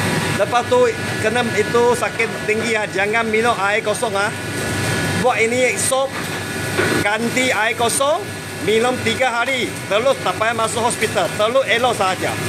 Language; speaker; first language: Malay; non-native, local second language; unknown